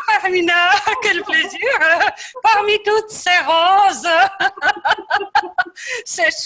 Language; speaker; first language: French; non-native, fluent; Polish